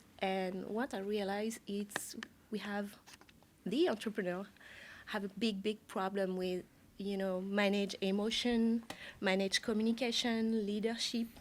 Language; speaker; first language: English; non-native, learner; French